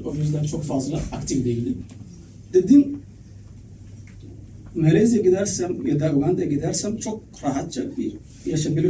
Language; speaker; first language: Turkish; non-native, learner; Somali